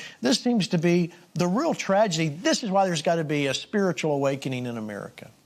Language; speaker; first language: English; native; English